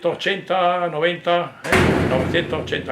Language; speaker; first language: Spanish; native; Spanish